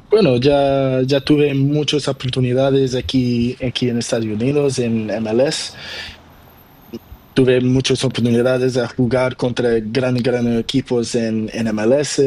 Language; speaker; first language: Spanish; non-native, learner; Portuguese